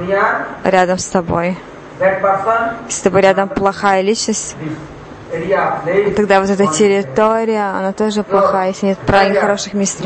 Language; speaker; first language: Russian; non-native, learner; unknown